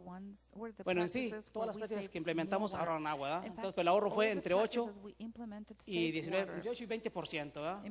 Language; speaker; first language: Spanish; native; Spanish